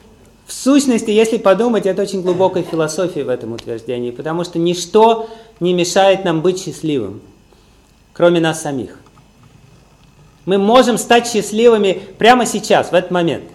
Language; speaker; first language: Russian; native; Russian